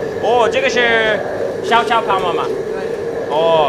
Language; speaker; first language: Chinese; non-native, fluent; English